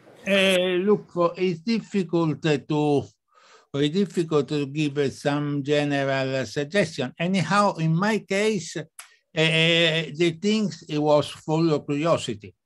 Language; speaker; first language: English; non-native, fluent; Italian